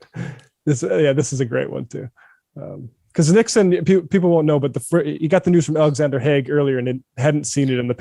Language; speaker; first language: English; native; English